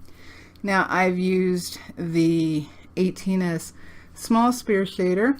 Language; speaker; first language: English; native; English